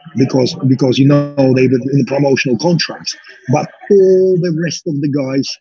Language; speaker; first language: English; non-native, fluent; Russian